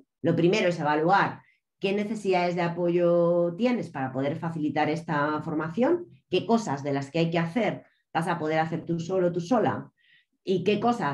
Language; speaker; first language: Spanish; native; Spanish